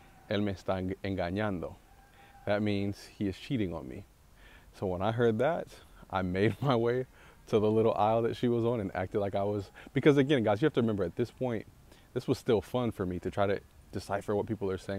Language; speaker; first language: English; native; English